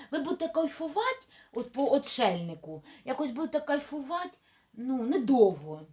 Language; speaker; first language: Ukrainian; non-native, local second language; Russian